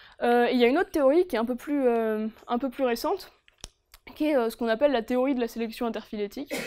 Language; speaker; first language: French; native; French